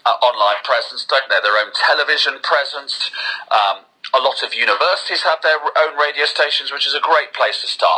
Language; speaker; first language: English; native; English